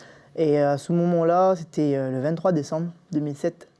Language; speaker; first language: French; native; French